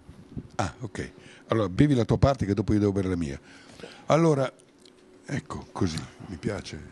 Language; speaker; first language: Italian; native; Italian